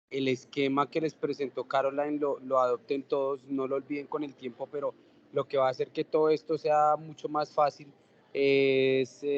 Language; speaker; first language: Spanish; native; Spanish